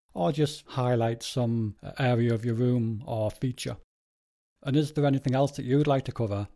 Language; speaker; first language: English; native; English